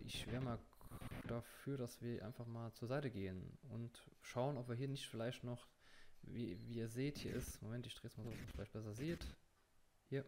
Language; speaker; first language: German; native; German